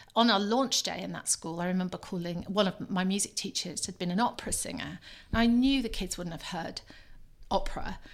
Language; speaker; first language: English; native; English